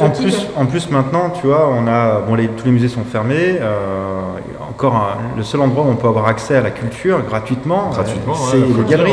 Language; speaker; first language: French; native; French